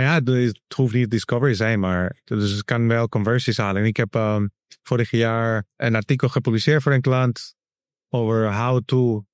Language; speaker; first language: Dutch; non-native, learner; Spanish